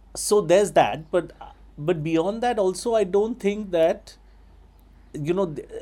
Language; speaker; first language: English; non-native, local second language; Bangla